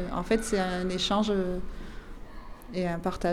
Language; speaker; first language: French; native; French